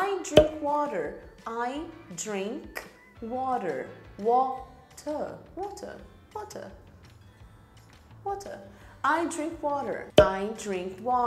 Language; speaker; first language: English; non-native, fluent; Portuguese